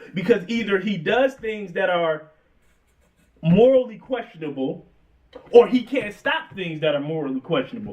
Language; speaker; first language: English; native; English